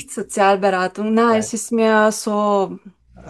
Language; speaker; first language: German; non-native, learner; Slovenian